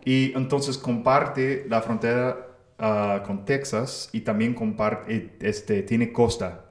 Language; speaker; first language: Spanish; non-native, fluent; English